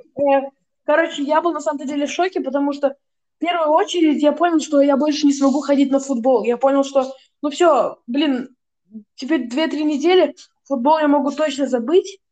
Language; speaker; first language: Russian; early bilingual, heritage; Russian